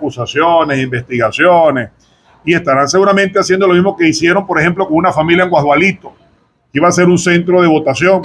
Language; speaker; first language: Spanish; native; Spanish